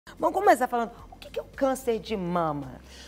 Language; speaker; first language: Portuguese; native; Portuguese